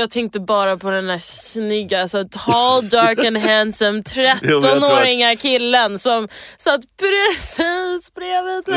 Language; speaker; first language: Swedish; early bilingual, heritage; English